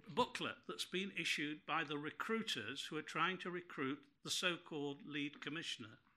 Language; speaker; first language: English; native; English